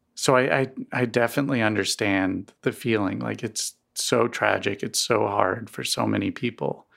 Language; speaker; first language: English; native; English